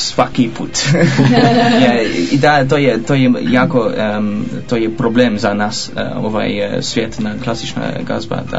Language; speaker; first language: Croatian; non-native, learner; Dutch